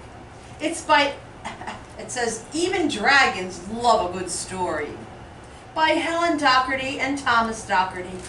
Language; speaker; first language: English; native; English